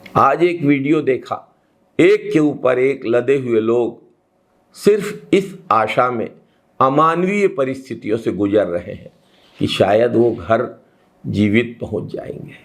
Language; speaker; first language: Hindi; native; Hindi